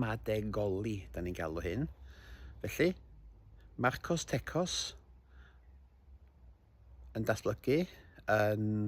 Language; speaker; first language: Welsh; native; Welsh